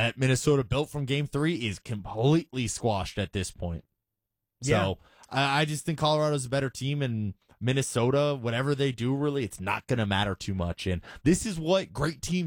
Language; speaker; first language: English; native; English